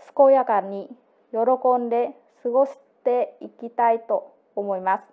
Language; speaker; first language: Japanese; non-native, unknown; Vietnamese